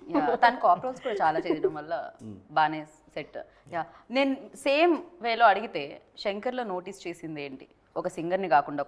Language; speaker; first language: Telugu; native; Telugu